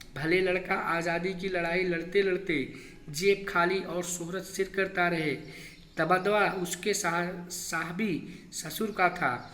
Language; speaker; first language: Hindi; native; Hindi